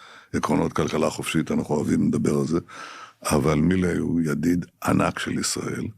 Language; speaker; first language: Hebrew; native; Hebrew